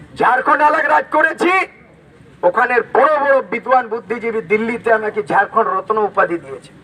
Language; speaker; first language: Bangla; non-native, local second language; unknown